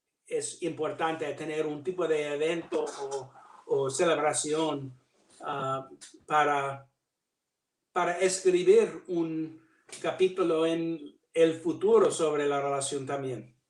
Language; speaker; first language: Spanish; non-native, fluent; English